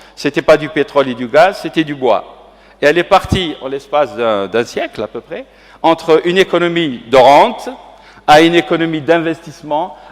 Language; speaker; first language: French; non-native, local second language; Arabic